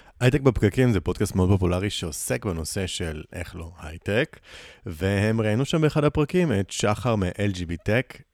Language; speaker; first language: Hebrew; native; Hebrew